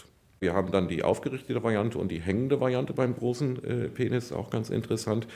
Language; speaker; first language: German; native; German